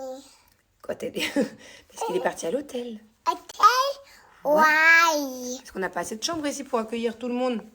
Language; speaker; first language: French; native; French